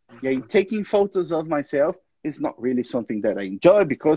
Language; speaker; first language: English; non-native, fluent; Portuguese